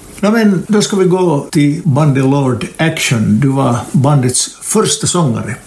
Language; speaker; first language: Swedish; native; Swedish